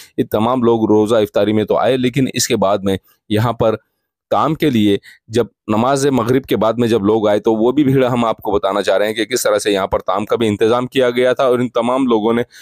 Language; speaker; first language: Urdu; native; Urdu